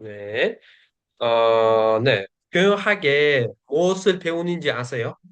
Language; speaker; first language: Korean; non-native, fluent; Uzbek